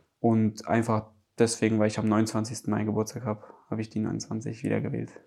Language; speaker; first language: German; early bilingual, other home language; Polish